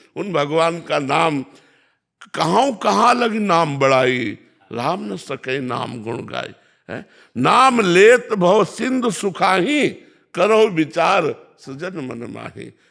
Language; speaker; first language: Hindi; native; Hindi